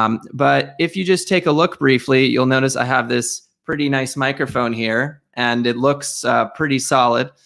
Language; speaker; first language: English; native; English